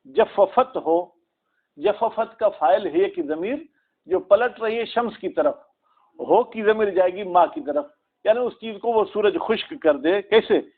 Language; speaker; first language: Urdu; non-native, local second language; Sindhi